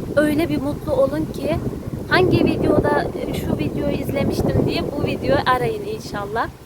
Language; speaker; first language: Turkish; early bilingual, heritage; Uzbek